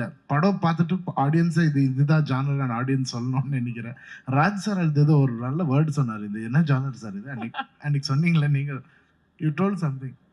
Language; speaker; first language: Tamil; non-native, fluent; Kannada